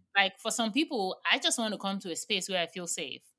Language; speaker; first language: English; non-native, local second language; Yoruba